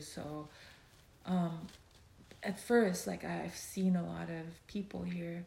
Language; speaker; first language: English; non-native, fluent; Korean